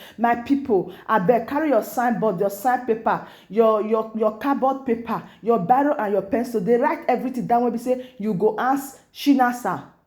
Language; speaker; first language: Nigerian Pidgin; non-native, local second language; Igbo